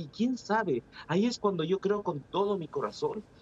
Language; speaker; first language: Spanish; native; Spanish